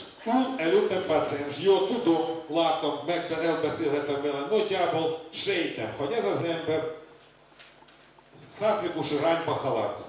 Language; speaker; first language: Hungarian; non-native, learner; Russian